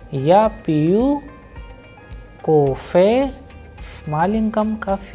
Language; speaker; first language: Russian; non-native, fluent; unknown